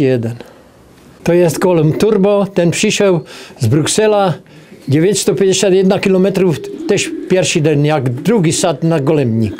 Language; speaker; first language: Polish; non-native, learner; Czech